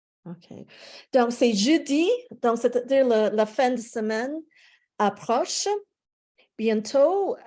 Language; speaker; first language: French; non-native, fluent; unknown